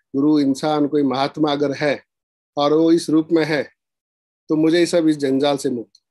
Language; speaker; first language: Hindi; non-native, local second language; Marathi